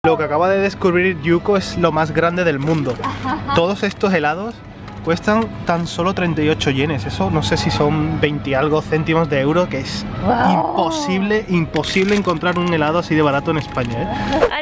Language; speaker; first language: Spanish; native; Spanish